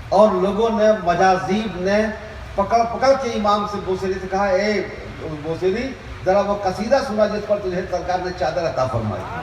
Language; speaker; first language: Urdu; native; Urdu